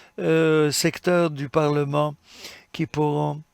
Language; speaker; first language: French; non-native, fluent; English